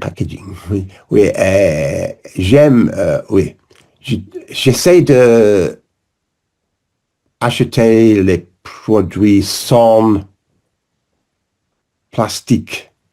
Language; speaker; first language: French; non-native, learner; English